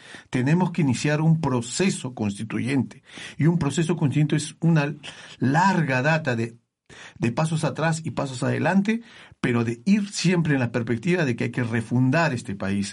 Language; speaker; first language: Spanish; native; Spanish